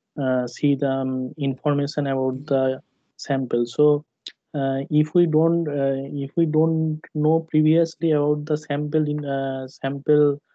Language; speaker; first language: English; non-native, learner; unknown